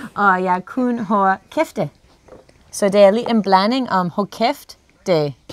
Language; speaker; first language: Danish; non-native, learner; English